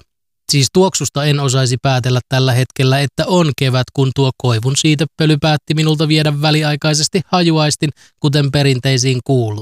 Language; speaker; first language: Finnish; native; Finnish